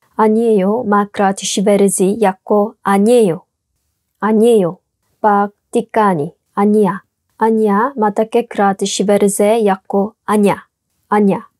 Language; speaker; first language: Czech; non-native, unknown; Korean